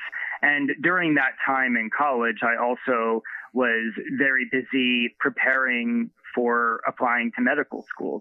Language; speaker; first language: English; native; English